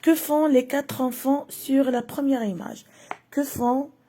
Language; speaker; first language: French; non-native, local second language; Arabic